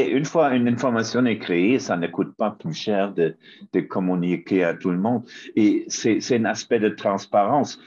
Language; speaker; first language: French; non-native, fluent; German